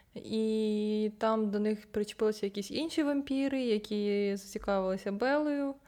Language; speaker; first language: Ukrainian; non-native, local second language; Russian